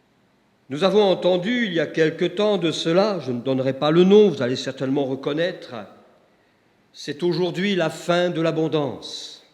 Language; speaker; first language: French; native; French